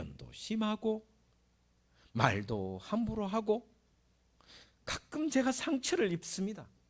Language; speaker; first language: Korean; native; Korean